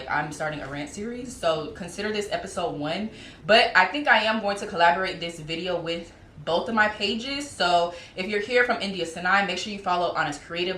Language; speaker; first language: English; native; English